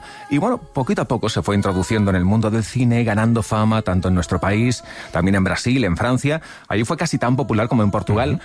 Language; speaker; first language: Spanish; native; Spanish